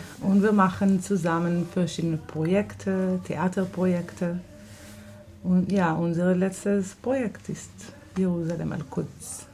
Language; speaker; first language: German; non-native, fluent; Hebrew